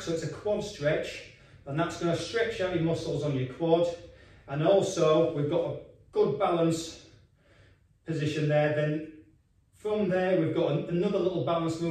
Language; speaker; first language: English; native; English